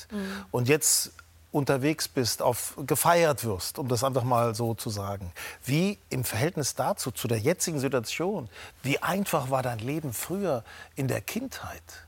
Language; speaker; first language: German; native; German